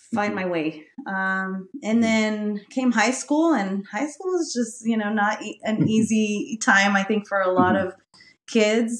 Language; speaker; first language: English; early bilingual, other home language; Spanish